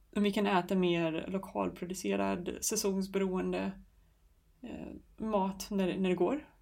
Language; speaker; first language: Swedish; non-native, fluent; English